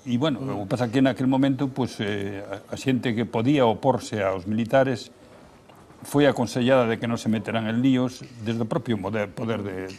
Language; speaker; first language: Galician; native; Galician